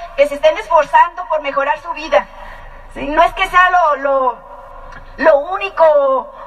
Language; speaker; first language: Spanish; native; Spanish